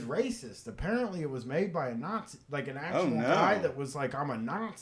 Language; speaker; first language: English; native; English